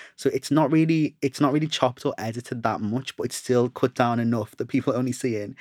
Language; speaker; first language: English; native; English